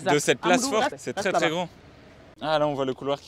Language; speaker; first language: French; native; French